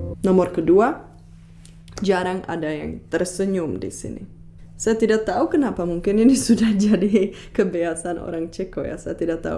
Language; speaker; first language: Indonesian; non-native, fluent; Czech